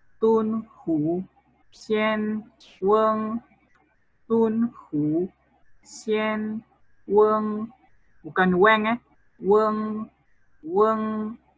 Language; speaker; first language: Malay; native; Malay